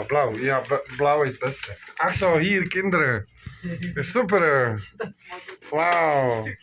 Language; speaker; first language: German; non-native, learner; Slovak